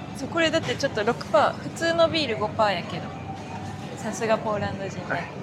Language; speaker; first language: Japanese; native; Japanese